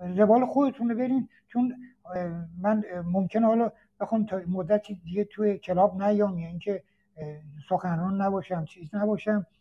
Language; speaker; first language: Persian; native; Persian